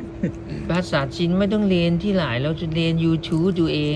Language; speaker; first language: Thai; non-native, learner; Chinese